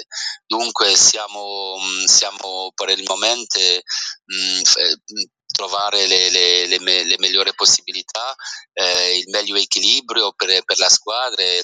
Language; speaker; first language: Italian; early bilingual, heritage; French